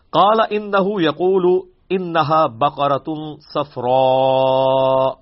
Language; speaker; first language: Urdu; non-native, local second language; Punjabi